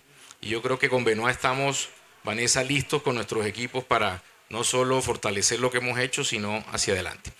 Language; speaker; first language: Spanish; native; Spanish